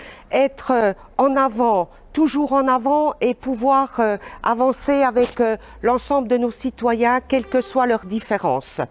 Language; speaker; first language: French; native; French